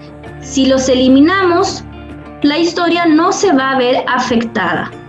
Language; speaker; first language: Spanish; native; Spanish